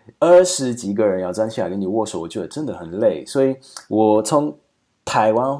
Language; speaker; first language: Chinese; non-native, fluent; Slovak